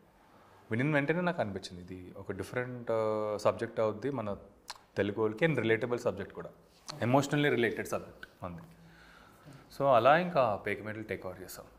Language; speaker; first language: Telugu; native; Telugu